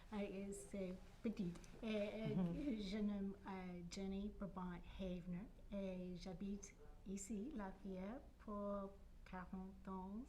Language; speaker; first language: French; non-native, learner; English